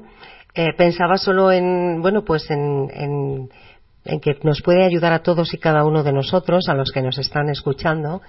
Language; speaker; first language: Spanish; native; Spanish